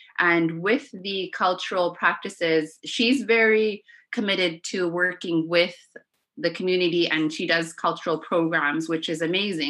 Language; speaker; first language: English; non-native, fluent; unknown